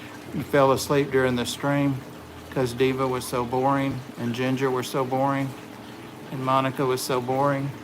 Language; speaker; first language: English; native; English